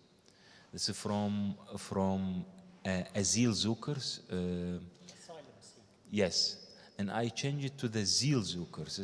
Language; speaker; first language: English; non-native, learner; Arabic